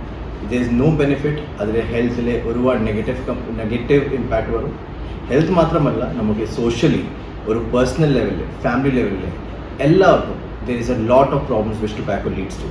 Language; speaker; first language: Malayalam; non-native, learner; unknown